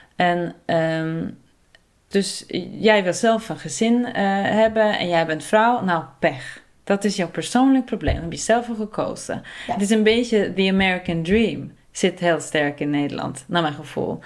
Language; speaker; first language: Dutch; non-native, fluent; Norwegian